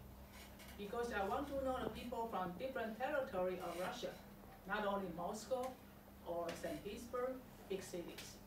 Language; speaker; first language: English; non-native, fluent; Chinese